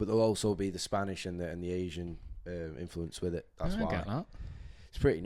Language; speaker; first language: English; native; English